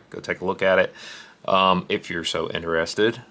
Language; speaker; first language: English; native; English